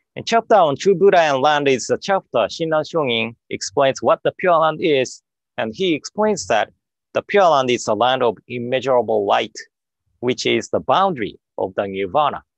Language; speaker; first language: English; non-native, fluent; Japanese